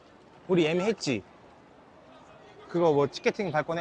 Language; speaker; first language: Korean; native; Korean